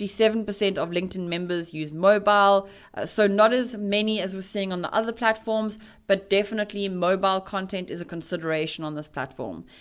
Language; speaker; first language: English; native; English